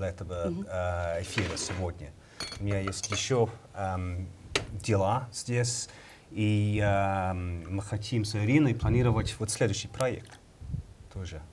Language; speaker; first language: Russian; non-native, learner; English